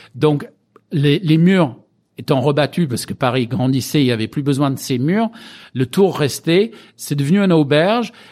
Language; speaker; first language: French; non-native, fluent; English